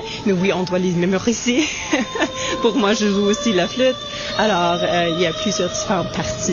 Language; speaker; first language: French; non-native, local second language; English